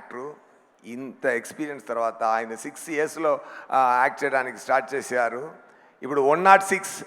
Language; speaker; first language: Telugu; non-native, learner; Tamil